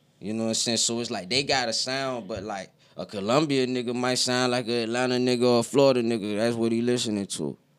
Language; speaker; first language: English; native; English